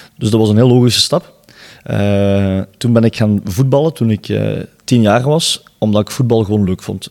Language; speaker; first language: Dutch; native; Dutch